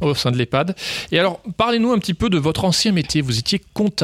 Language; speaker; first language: French; native; French